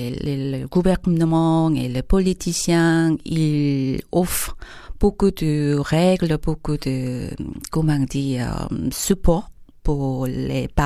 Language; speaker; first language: French; non-native, fluent; Korean